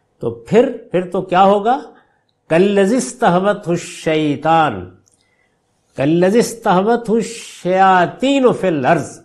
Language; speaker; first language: Urdu; native; Urdu